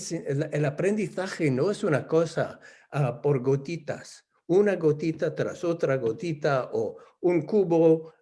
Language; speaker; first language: Spanish; non-native, fluent; English